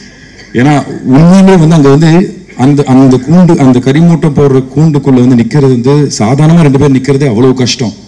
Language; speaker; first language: Tamil; native; Tamil